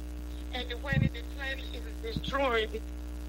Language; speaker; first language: English; non-native, local second language; Kinyarwanda